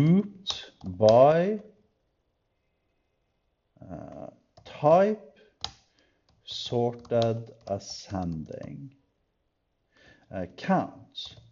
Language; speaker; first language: English; non-native, fluent; Norwegian